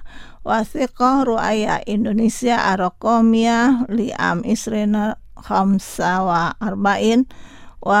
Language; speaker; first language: Arabic; non-native, fluent; Indonesian